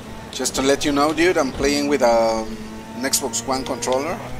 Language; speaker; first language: English; non-native, fluent; Spanish